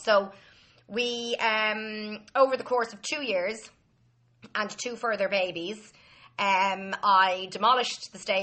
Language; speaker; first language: English; native; English